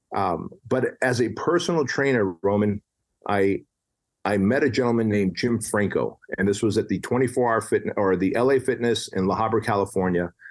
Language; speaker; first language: English; early bilingual, other home language; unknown